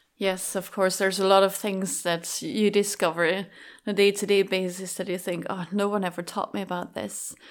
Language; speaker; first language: English; non-native, fluent; Swiss German